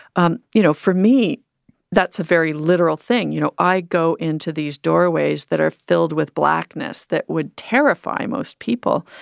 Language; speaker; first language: English; native; English